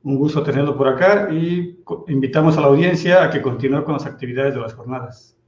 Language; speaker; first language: Spanish; native; Spanish